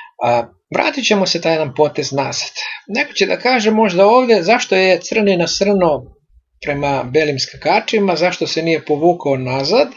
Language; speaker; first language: Serbian; native; Serbian